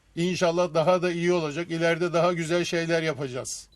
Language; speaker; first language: Turkish; native; Turkish